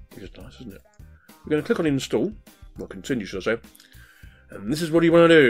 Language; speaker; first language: English; native; English